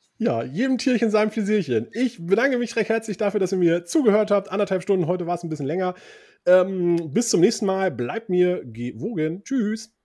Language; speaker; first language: German; early bilingual, other home language; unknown